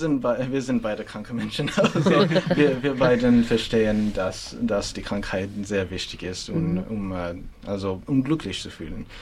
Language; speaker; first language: German; non-native, fluent; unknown